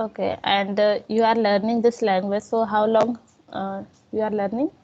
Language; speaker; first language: English; non-native, local second language; Hindi